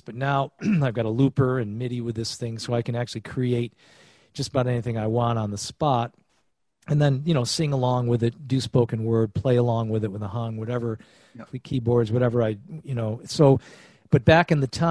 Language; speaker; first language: English; native; English